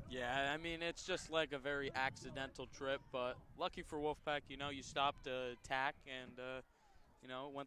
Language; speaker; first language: English; native; English